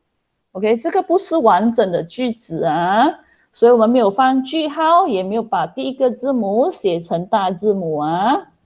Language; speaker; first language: Chinese; non-native, local second language; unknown